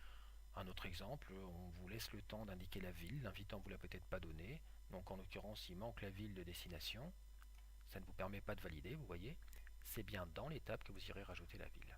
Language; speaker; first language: French; native; French